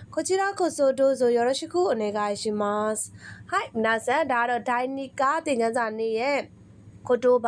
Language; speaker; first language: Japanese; non-native, fluent; Burmese